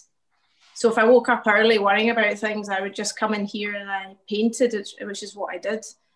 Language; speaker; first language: English; native; English